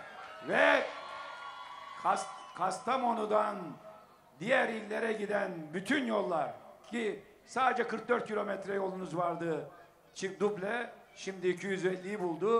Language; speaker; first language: Turkish; native; Turkish